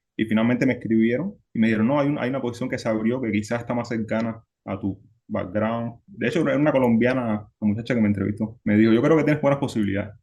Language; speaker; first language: Spanish; native; Spanish